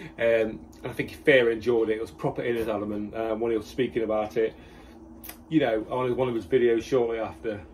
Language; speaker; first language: English; native; English